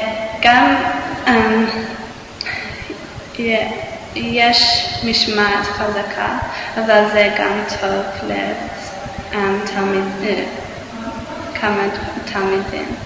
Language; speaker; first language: Hebrew; non-native, learner; English